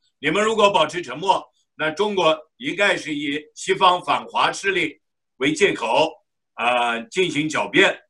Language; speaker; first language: Chinese; non-native, local second language; Uyghur